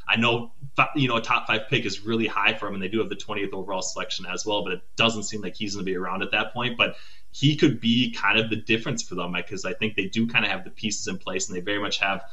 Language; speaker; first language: English; native; English